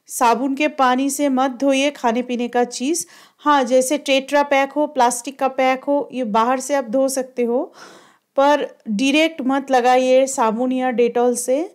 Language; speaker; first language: Hindi; non-native, local second language; Bangla